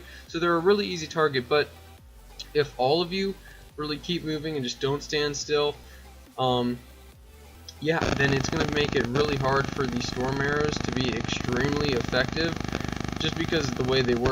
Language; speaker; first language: English; native; English